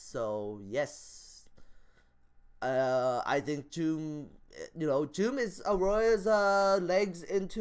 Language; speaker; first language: English; native; English